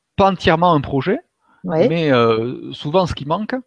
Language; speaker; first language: French; native; French